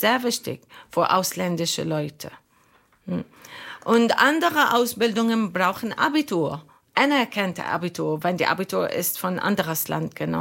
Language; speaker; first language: German; non-native, learner; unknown